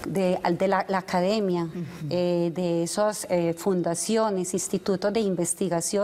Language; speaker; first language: Spanish; native; Spanish